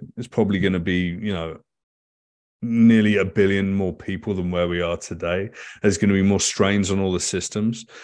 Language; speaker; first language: English; native; English